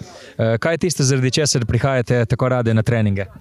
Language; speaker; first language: Slovenian; native; Slovenian